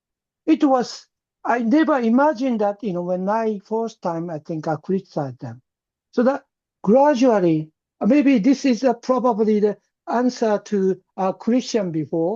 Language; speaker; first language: English; non-native, fluent; Japanese